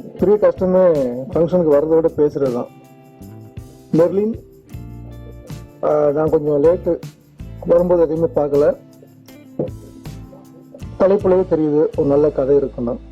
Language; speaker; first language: Tamil; native; Tamil